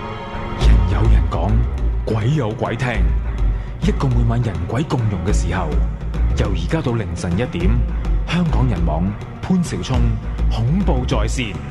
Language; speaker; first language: Cantonese; native; Cantonese